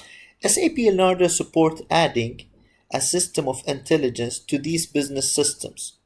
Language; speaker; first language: English; non-native, fluent; Arabic